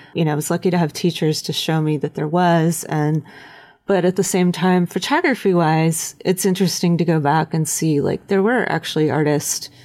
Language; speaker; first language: English; native; English